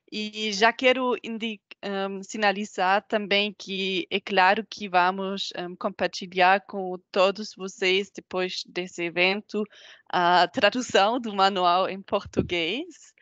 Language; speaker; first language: Portuguese; non-native, fluent; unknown